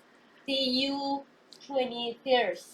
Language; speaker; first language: English; non-native, learner; Spanish